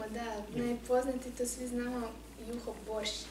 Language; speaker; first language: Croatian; non-native, fluent; Russian